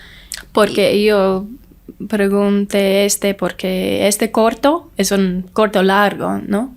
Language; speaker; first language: Spanish; non-native, learner; English